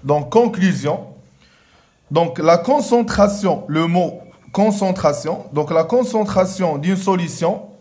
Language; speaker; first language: French; non-native, local second language; Arabic